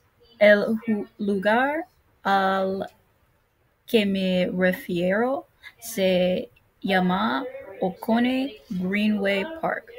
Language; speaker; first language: Spanish; non-native, learner; English